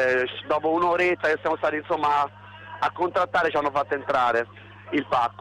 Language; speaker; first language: Italian; native; Italian